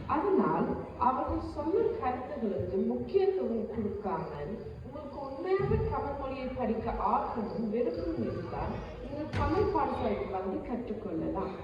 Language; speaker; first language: Tamil; early bilingual, heritage; Tamil